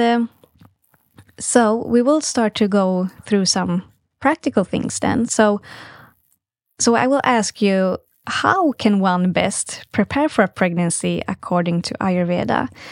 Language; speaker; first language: English; non-native, fluent; Swedish